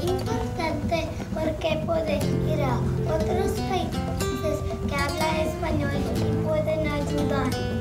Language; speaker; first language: Spanish; non-native, learner; English